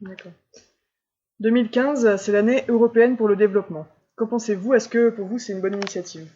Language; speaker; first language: French; native; French